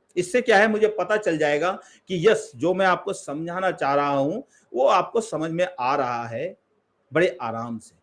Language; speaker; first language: Hindi; native; Hindi